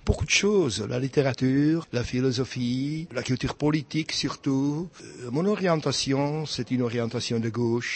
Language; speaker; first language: French; non-native, fluent; Czech